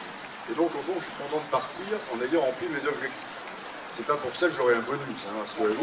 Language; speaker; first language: French; native; French